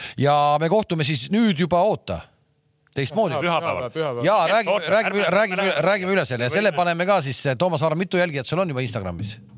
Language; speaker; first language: Estonian; native; Estonian